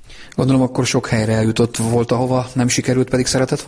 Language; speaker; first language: Hungarian; native; Hungarian